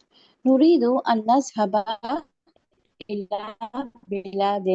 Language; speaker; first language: Arabic; non-native, learner; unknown